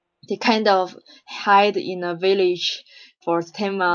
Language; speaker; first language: English; non-native, learner; Chinese